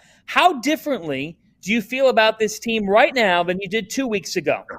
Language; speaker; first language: English; native; English